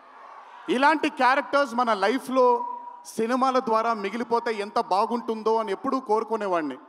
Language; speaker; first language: Telugu; native; Telugu